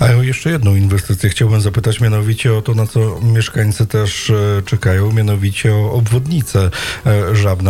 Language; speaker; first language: Polish; native; Polish